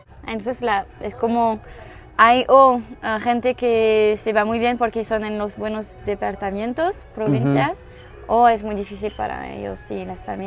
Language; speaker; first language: Spanish; non-native, learner; French